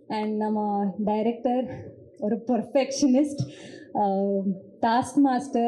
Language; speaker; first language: Tamil; non-native, learner; Kannada